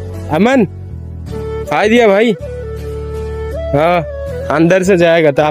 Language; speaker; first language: Hindi; non-native, learner; Bangla